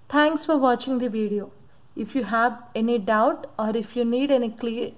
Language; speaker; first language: English; non-native, local second language; Telugu